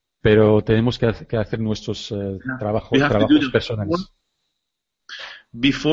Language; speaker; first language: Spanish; non-native, learner; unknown